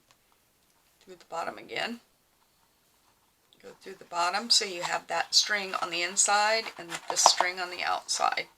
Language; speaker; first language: English; native; English